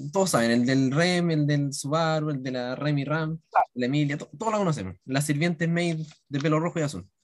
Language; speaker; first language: Spanish; native; Spanish